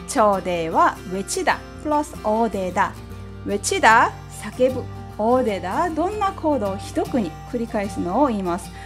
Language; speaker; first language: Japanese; non-native, fluent; Korean